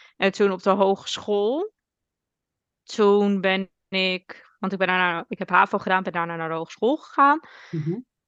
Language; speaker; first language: Dutch; native; Dutch